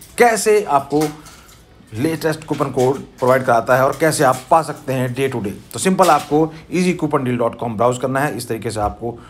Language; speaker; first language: Hindi; native; Hindi